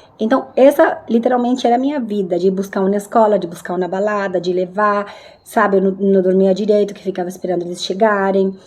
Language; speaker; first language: Portuguese; non-native, fluent; Spanish